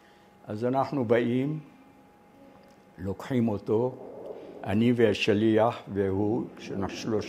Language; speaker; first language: Hebrew; non-native, fluent; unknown